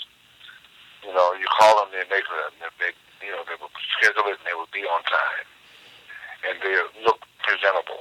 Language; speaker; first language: English; native; English